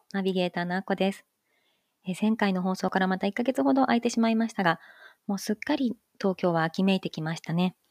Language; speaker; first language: Japanese; native; Japanese